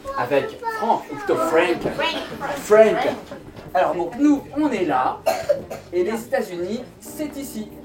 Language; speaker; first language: French; native; French